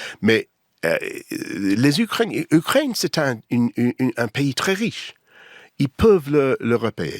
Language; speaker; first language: French; non-native, learner; English